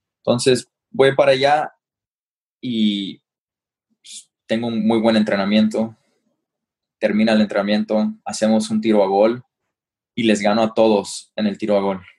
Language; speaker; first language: Spanish; early bilingual, heritage; Spanish